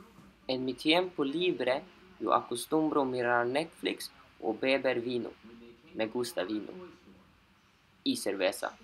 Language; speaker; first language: Spanish; non-native, learner; English